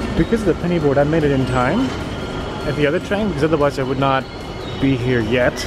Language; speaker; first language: English; non-native, fluent; Dutch